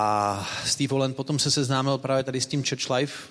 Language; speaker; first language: Czech; native; Czech